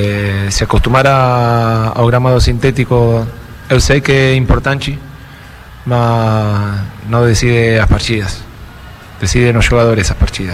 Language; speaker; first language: Portuguese; non-native, fluent; Spanish